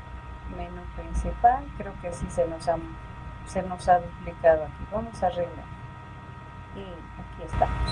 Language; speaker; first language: Spanish; native; Spanish